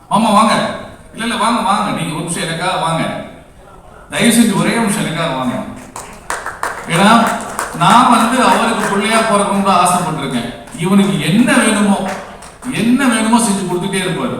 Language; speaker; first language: Tamil; native; Tamil